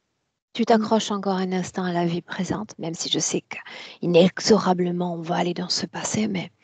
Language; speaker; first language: French; native; French